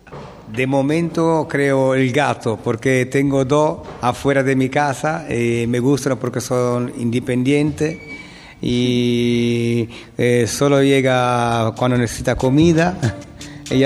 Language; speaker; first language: Spanish; non-native, learner; Italian